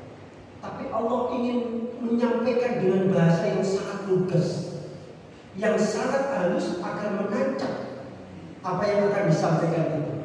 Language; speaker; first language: Indonesian; non-native, local second language; Javanese